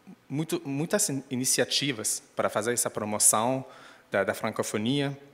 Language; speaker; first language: Portuguese; non-native, fluent; French